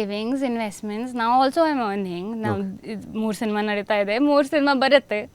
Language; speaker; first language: Kannada; non-native, fluent; Hindi